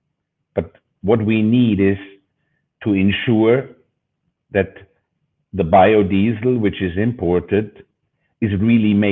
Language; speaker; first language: English; non-native, fluent; German